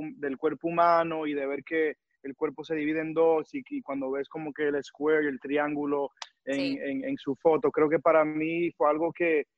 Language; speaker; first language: Spanish; early bilingual, heritage; Spanish